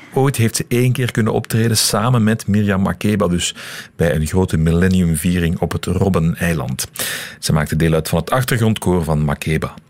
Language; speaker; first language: Dutch; native; Dutch